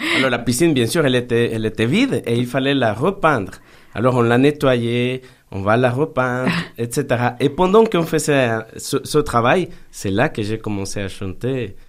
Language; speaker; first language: French; non-native, fluent; Spanish